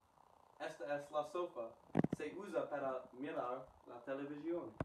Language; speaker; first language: Spanish; non-native, learner; English